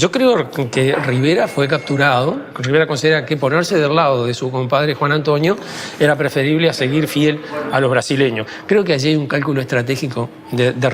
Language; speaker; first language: Spanish; native; Spanish